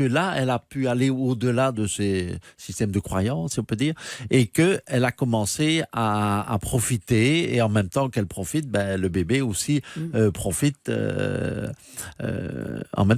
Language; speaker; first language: French; native; French